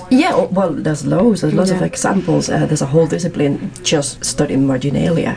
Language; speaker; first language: English; non-native, fluent; Spanish